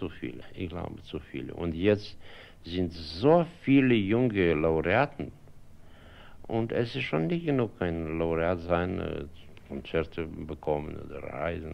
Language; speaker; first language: German; non-native, fluent; Russian